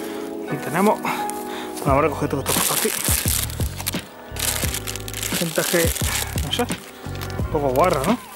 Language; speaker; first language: Spanish; native; Spanish